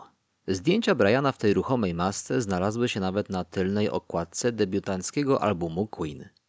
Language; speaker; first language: Polish; native; Polish